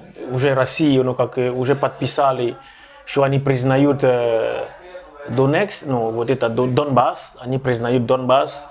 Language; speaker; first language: Russian; non-native, local second language; Ukrainian